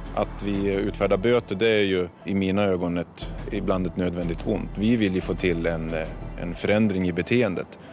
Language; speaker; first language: Swedish; native; Swedish